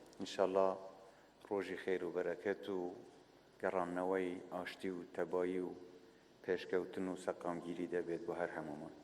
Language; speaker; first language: Central Kurdish; non-native, local second language; Kurdish